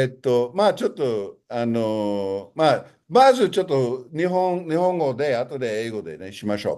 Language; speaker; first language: Japanese; non-native, fluent; English